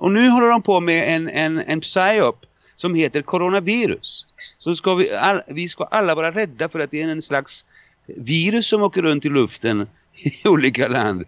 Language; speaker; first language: Swedish; non-native, fluent; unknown